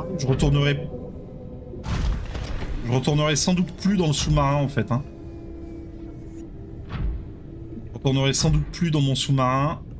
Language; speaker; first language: French; native; French